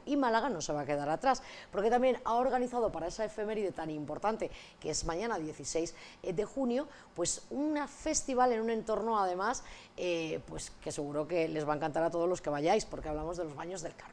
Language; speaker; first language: Spanish; native; Spanish